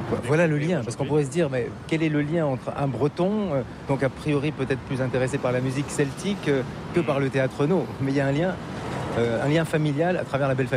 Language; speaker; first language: French; native; French